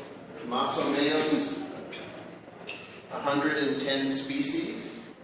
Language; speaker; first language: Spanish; non-native, learner; English